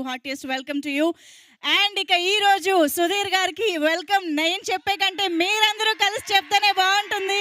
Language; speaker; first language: Telugu; native; Telugu